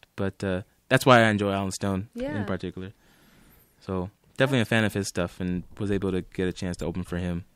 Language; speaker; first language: English; native; English